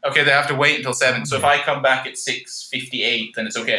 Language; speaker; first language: English; native; English